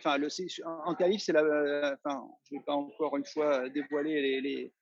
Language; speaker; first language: French; native; French